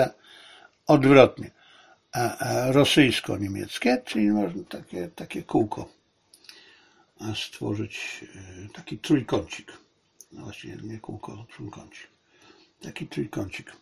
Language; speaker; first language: Polish; native; Polish